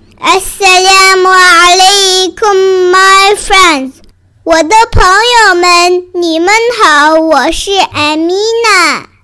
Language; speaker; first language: Chinese; early bilingual, heritage; Chinese